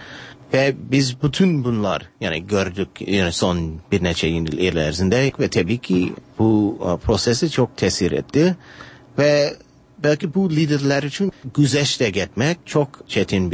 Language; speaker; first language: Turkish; non-native, learner; English